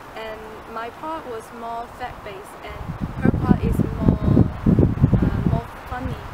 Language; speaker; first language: English; non-native, fluent; Chinese